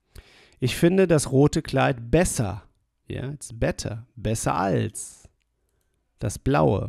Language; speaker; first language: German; non-native, fluent; English